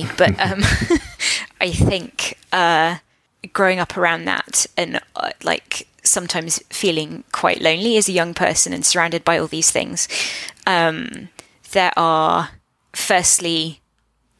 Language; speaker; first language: English; native; English